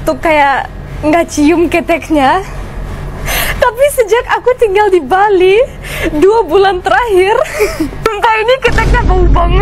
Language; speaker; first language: Indonesian; non-native, fluent; German